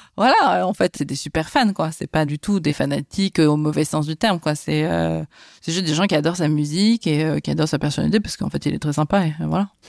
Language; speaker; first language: French; native; French